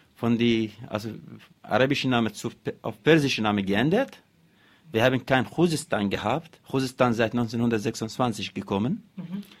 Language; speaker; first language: German; non-native, learner; Arabic